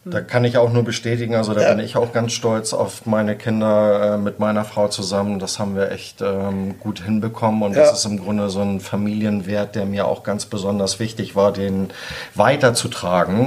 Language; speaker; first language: German; native; German